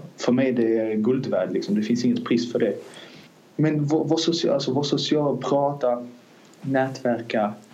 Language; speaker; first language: Swedish; early bilingual, other home language; Azerbaijani